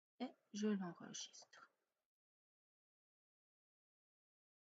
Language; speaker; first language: French; native; French